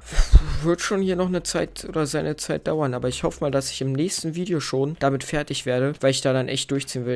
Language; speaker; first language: German; native; German